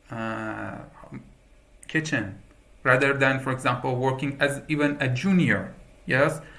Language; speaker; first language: English; non-native, fluent; Persian